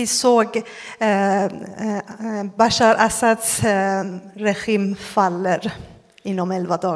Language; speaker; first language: Swedish; non-native, fluent; Persian